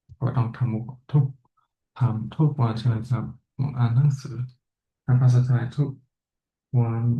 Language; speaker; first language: Thai; non-native, learner; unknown